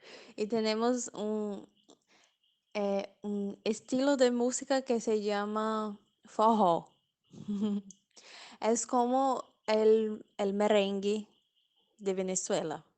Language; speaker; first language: Spanish; non-native, learner; Portuguese